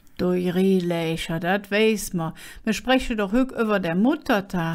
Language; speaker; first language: German; native; German